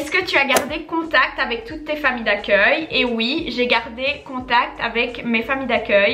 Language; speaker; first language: French; native; French